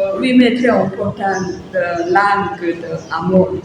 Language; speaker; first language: French; non-native, learner; Korean